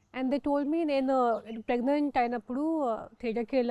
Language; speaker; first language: Telugu; non-native, fluent; Hindi